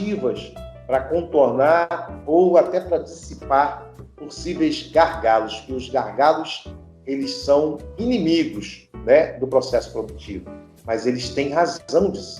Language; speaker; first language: Portuguese; native; Portuguese